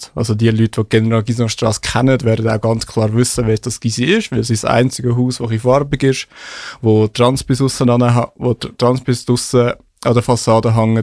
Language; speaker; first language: German; native; German